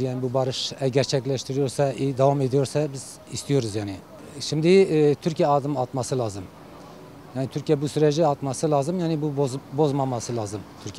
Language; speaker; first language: Turkish; non-native, local second language; Kurdish